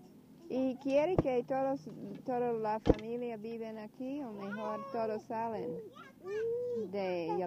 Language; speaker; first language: Spanish; non-native, learner; English